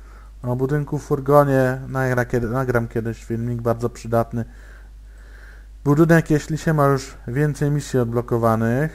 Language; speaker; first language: Polish; native; Polish